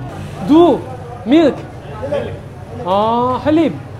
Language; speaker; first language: English; non-native, fluent; Korean